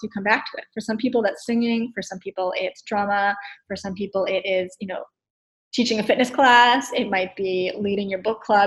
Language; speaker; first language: English; native; English